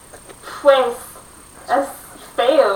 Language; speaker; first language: Spanish; non-native, learner; English